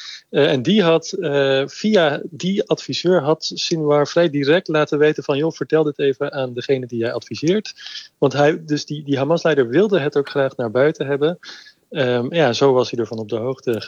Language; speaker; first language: Dutch; native; Dutch